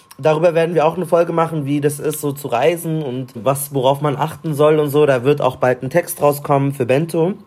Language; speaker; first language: German; early bilingual, other home language; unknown